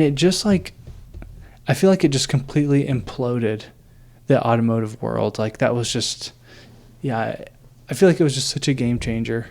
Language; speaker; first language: English; native; English